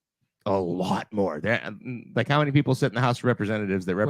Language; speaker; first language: English; native; English